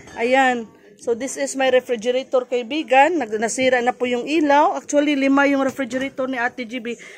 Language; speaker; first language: Filipino; native; Filipino